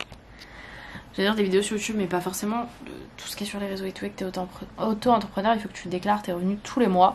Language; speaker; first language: French; native; French